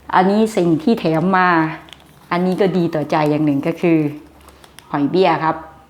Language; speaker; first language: Thai; native; Thai